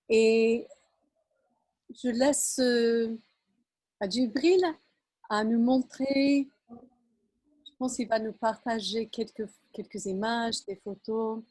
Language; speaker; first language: French; non-native, fluent; English